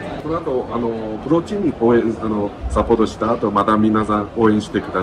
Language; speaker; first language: Japanese; non-native, learner; Chinese